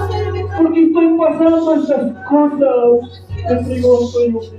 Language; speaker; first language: Spanish; non-native, local second language; Quechua